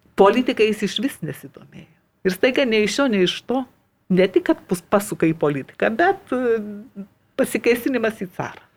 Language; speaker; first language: Lithuanian; native; Lithuanian